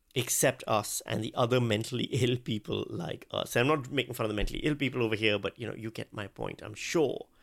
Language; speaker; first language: English; non-native, local second language; Urdu